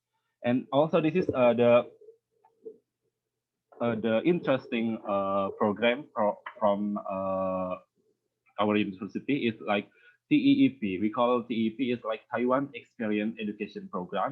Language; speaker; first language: English; non-native, learner; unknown